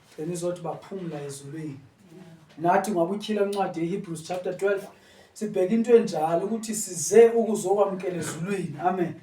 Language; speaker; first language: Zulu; non-native, local second language; Xhosa